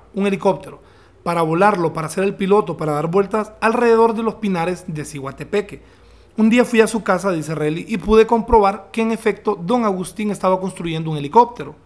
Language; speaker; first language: Spanish; native; Spanish